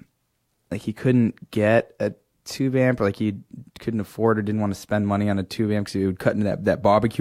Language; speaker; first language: English; native; English